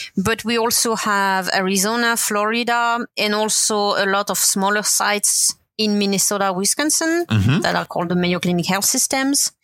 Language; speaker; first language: English; non-native, fluent; French